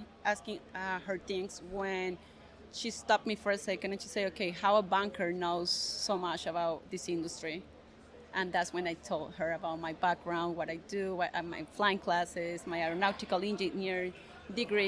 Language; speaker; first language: English; non-native, fluent; Spanish